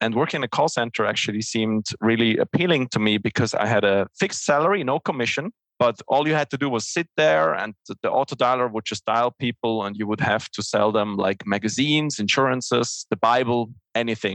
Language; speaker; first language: English; non-native, fluent; Swiss German